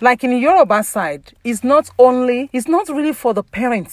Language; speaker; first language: English; non-native, local second language; Yoruba